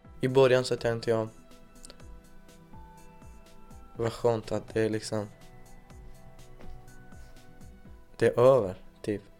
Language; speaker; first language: Swedish; non-native, fluent; Persian